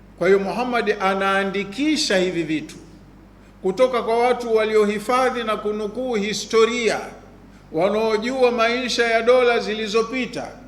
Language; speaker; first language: Swahili; native; Swahili